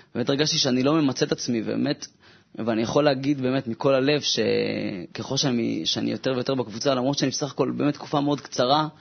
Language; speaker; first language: Hebrew; native; Hebrew